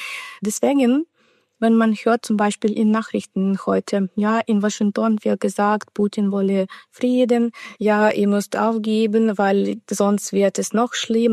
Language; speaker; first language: German; non-native, fluent; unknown